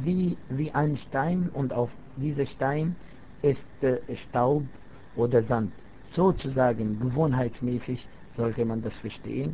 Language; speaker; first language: German; non-native, fluent; Arabic